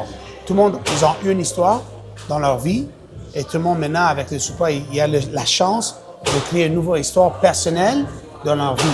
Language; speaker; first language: French; non-native, local second language; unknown